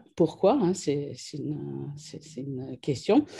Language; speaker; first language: French; native; French